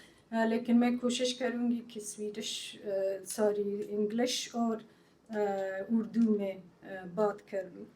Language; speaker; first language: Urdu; non-native, fluent; Persian